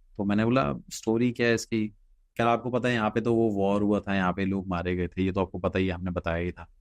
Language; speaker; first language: Hindi; native; Hindi